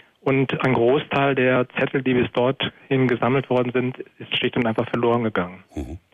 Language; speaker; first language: German; native; German